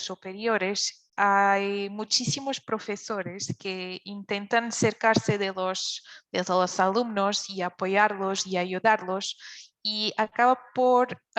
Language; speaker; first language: Spanish; non-native, fluent; Portuguese